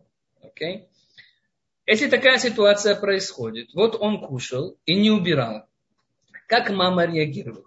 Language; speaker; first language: Russian; non-native, fluent; Hebrew